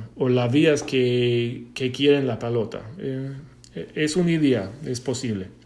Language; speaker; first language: Spanish; non-native, learner; English